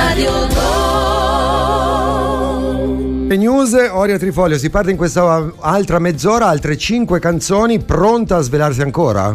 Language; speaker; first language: Italian; native; Italian